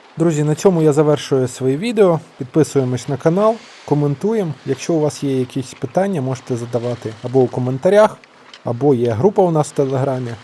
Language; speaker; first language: Ukrainian; native; Ukrainian